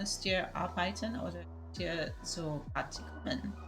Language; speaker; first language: German; non-native, learner; Spanish